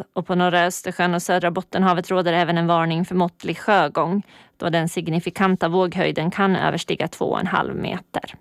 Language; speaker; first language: Swedish; native; Swedish